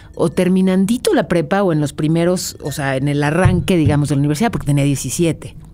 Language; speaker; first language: Spanish; native; Spanish